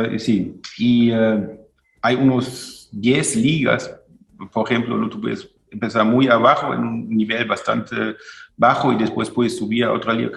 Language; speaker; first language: Spanish; non-native, fluent; German